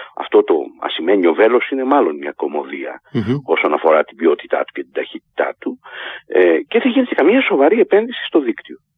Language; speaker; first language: Greek; native; Greek